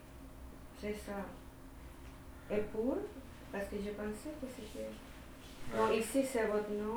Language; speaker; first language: French; non-native, fluent; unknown